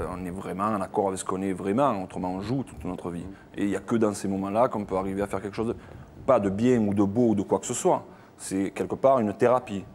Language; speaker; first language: French; native; French